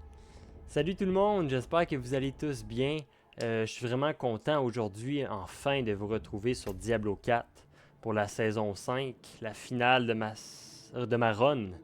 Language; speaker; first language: French; native; French